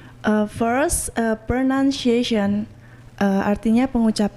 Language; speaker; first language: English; non-native, learner; Indonesian